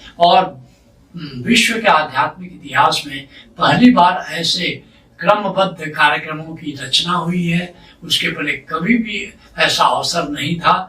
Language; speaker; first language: Hindi; native; Hindi